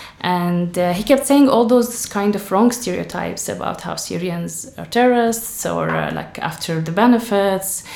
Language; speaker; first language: English; non-native, fluent; Arabic